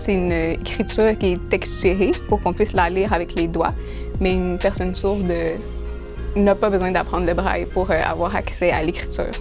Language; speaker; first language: French; native; French